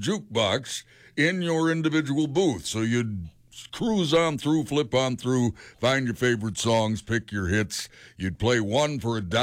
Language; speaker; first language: English; native; English